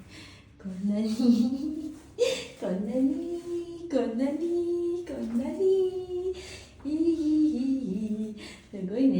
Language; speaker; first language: Japanese; non-native, learner; Filipino